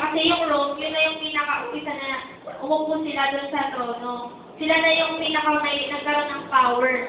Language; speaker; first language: Filipino; native; Filipino